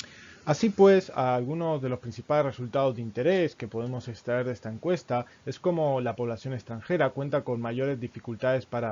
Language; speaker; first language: Spanish; native; Spanish